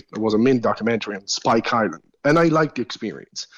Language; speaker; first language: English; non-native, fluent; Italian